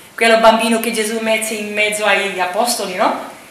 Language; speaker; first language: Italian; non-native, fluent; Portuguese